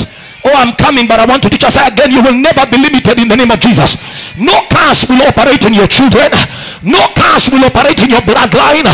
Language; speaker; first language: English; non-native, local second language; Swahili